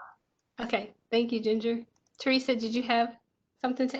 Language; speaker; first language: English; native; English